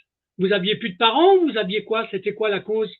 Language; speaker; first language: French; native; French